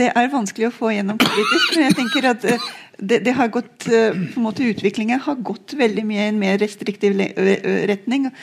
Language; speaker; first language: Norwegian; non-native, fluent; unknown